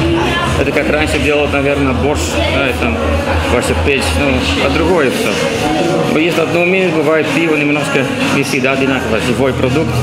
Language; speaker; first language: Russian; non-native, learner; Dutch